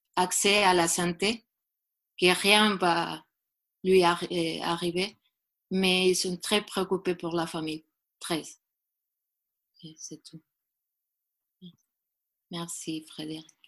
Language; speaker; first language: French; non-native, learner; Spanish